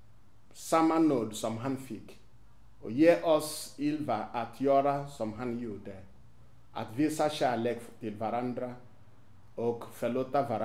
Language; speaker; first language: Swedish; non-native, fluent; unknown